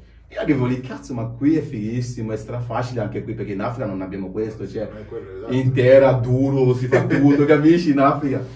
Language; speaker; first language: Italian; non-native, fluent; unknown